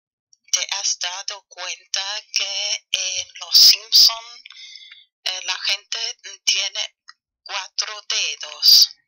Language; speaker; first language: Spanish; non-native, learner; German